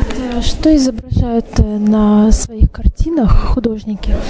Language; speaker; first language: Russian; native; Russian